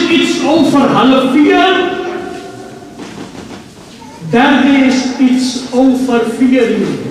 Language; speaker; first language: Dutch; non-native, fluent; Urdu